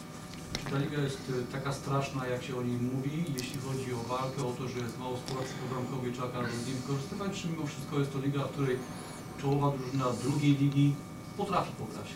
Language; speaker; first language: Polish; native; Polish